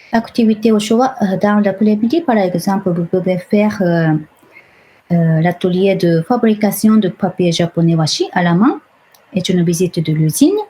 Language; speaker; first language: French; non-native, fluent; Japanese